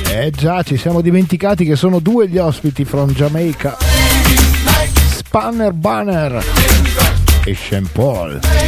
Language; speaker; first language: Italian; native; Italian